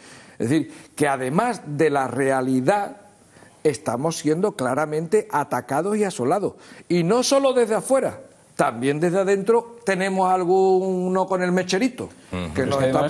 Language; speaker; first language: Spanish; native; Spanish